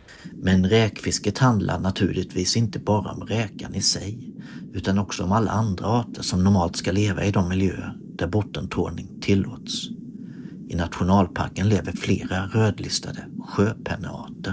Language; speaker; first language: Swedish; native; Swedish